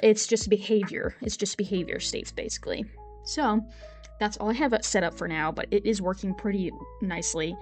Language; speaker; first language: English; native; English